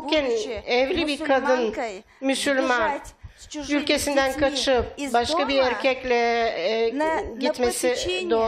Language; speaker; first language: Turkish; non-native, fluent; Russian